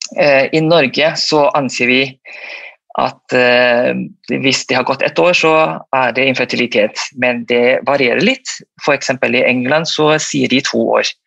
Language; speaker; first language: Norwegian; non-native, fluent; Malay